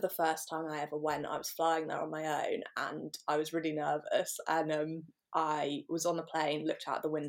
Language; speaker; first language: English; native; English